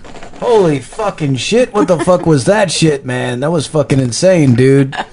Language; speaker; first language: English; native; English